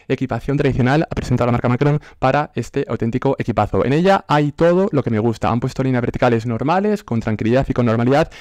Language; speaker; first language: Spanish; native; Spanish